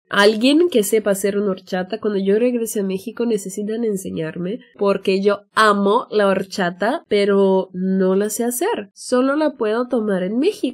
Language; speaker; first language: Spanish; non-native, fluent; Portuguese